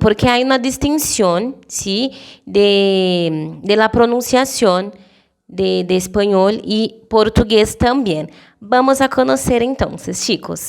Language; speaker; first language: Spanish; non-native, fluent; Portuguese